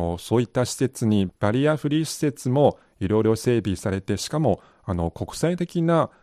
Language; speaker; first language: Japanese; non-native, fluent; Chinese